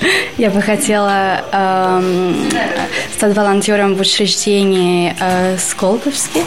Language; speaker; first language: Russian; non-native, fluent; Albanian